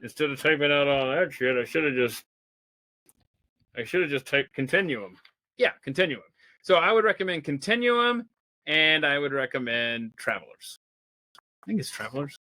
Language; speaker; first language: English; native; English